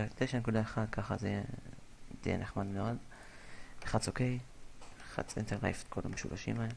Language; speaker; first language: Hebrew; native; Hebrew